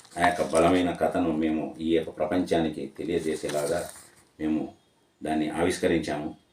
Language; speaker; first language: Telugu; non-native, local second language; Lambadi